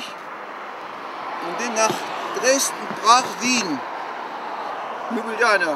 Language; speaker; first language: German; native; German